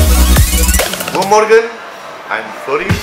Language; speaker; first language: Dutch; non-native, learner; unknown